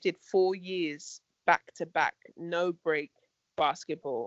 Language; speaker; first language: English; native; English